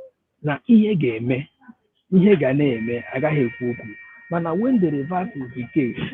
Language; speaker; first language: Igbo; native; Igbo